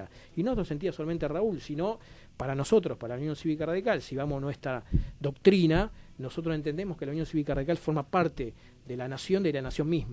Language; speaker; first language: Spanish; native; Spanish